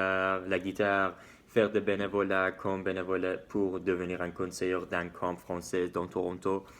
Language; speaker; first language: French; non-native, learner; Persian